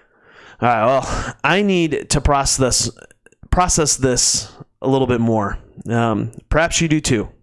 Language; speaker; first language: English; native; English